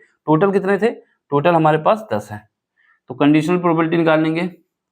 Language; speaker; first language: Hindi; native; Hindi